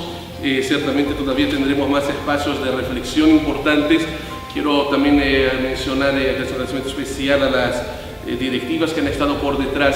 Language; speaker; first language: Spanish; native; Spanish